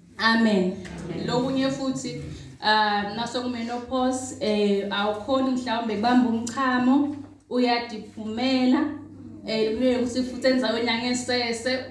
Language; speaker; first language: Zulu; non-native, local second language; Swati